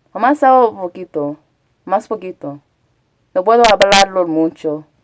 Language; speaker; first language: Spanish; early bilingual, heritage; Spanish